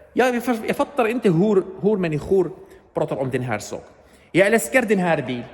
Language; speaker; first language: Swedish; non-native, learner; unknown